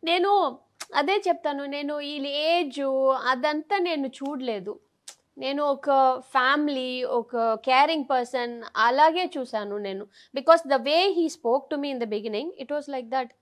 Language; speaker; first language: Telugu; non-native, local second language; Tamil